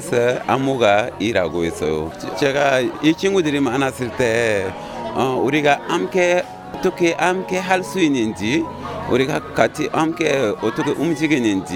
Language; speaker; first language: Korean; non-native, learner; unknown